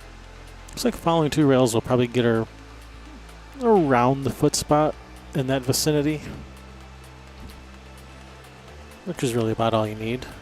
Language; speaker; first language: English; native; English